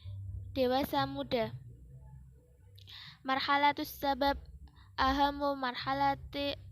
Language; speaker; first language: Arabic; non-native, learner; Indonesian